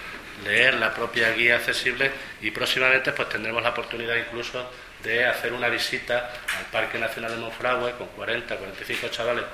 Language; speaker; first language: Spanish; native; Spanish